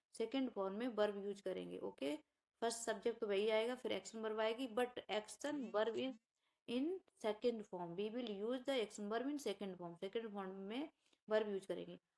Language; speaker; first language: Hindi; native; Hindi